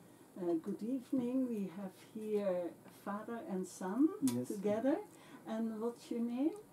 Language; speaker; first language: English; non-native, fluent; Dutch